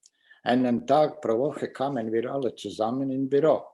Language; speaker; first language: German; non-native, fluent; Latvian